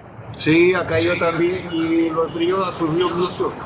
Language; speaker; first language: Spanish; non-native, learner; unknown